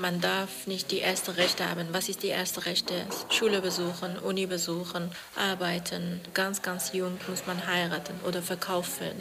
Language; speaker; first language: German; non-native, fluent; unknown